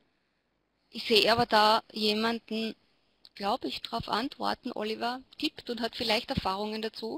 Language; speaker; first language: German; native; German